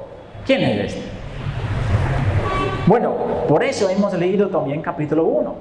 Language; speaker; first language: Spanish; non-native, fluent; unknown